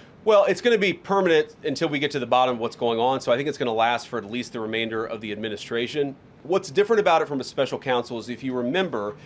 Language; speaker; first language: English; native; English